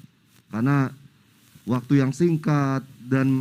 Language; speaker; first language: Indonesian; native; Indonesian